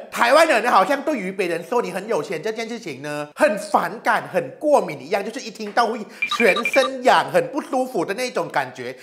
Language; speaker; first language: Chinese; non-native, fluent; Thai